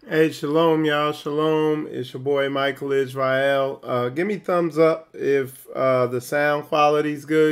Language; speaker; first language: English; native; English